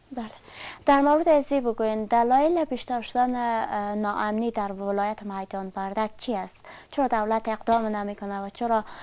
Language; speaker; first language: Persian; native; Persian